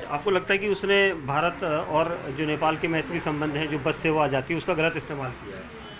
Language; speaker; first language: Hindi; native; Hindi